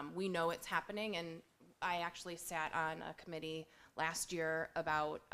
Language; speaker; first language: English; native; English